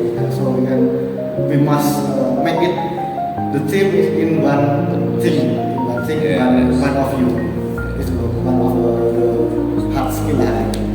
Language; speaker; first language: English; non-native, learner; Indonesian